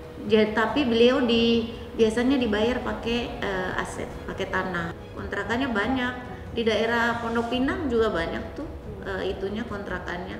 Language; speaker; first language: Indonesian; native; Indonesian